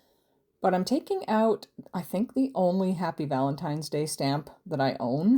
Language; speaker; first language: English; native; English